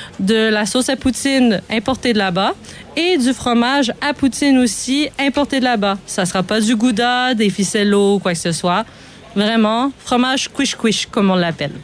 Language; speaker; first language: French; native; French